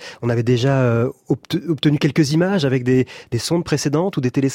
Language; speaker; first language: French; native; French